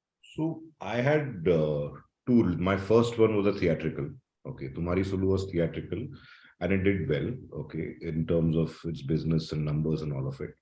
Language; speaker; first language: English; non-native, local second language; Malayalam